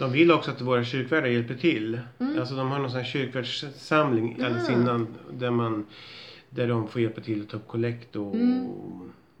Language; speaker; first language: Swedish; native; Swedish